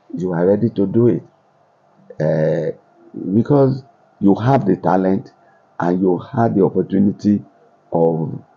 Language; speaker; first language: English; non-native, local second language; Yoruba